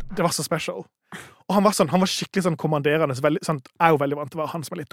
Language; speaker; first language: Norwegian; native; Norwegian